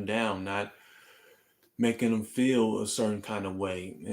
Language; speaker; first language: English; native; English